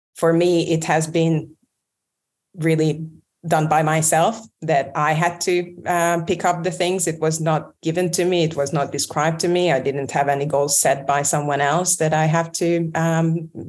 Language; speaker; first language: English; non-native, fluent; Hungarian